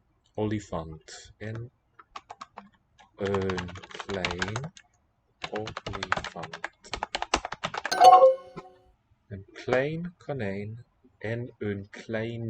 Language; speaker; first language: Dutch; non-native, learner; English